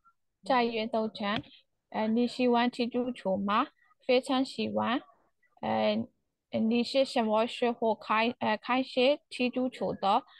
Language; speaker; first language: Chinese; non-native, learner; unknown